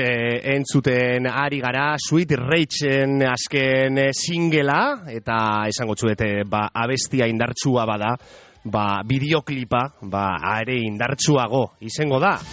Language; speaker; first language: Basque; native; Basque